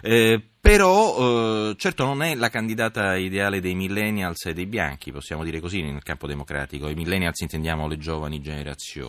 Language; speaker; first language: Italian; native; Italian